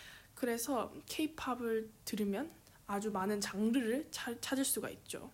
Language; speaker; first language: Korean; early bilingual, heritage; English